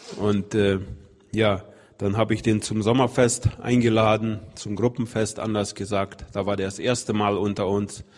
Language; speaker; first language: German; non-native, fluent; Russian